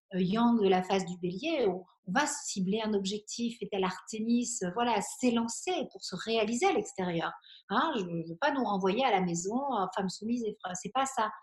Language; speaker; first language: French; native; French